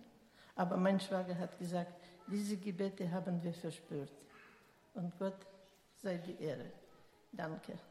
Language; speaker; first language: German; non-native, local second language; Russian